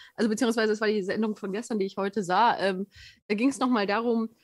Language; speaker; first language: German; native; German